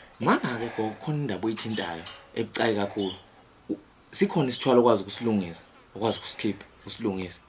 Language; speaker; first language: Zulu; native; Zulu